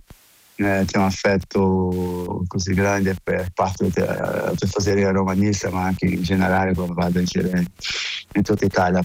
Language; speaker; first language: Italian; non-native, fluent; Portuguese